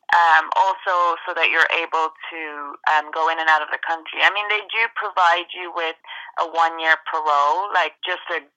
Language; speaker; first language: English; native; English